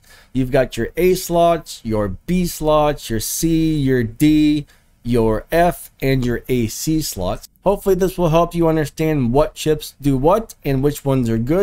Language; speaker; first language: English; native; English